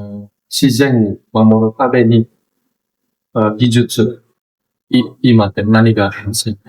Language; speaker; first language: Japanese; non-native, learner; Indonesian